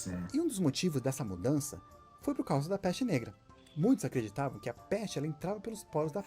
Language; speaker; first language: Portuguese; native; Portuguese